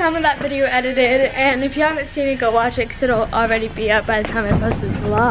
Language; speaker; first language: English; native; English